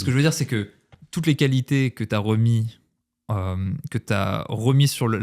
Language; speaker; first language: French; native; French